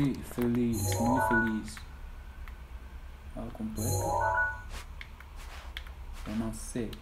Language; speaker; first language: Portuguese; non-native, learner; English